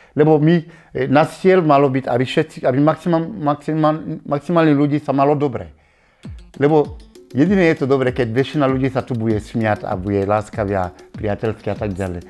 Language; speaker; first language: Slovak; non-native, fluent; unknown